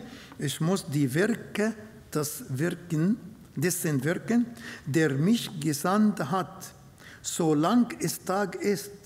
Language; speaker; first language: German; non-native, fluent; Arabic